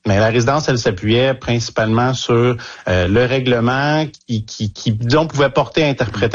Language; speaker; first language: French; native; French